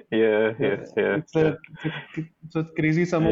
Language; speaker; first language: English; non-native, local second language; Bangla